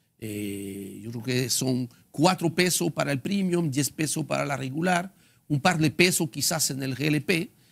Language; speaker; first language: Spanish; non-native, fluent; French